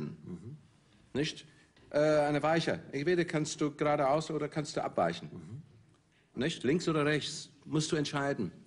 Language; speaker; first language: German; non-native, fluent; English